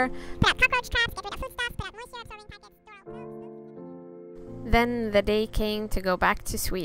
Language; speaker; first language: English; non-native, fluent; Swedish